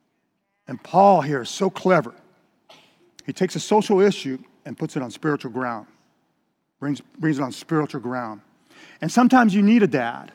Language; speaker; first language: English; native; English